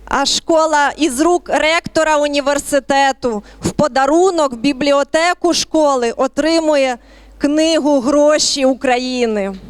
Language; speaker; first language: Ukrainian; native; Ukrainian